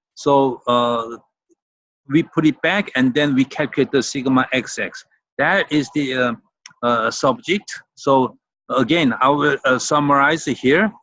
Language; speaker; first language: English; non-native, fluent; Korean